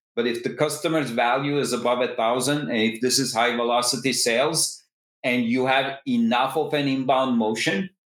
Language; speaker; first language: English; non-native, fluent; Turkish